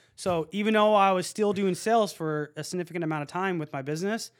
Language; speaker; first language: English; native; English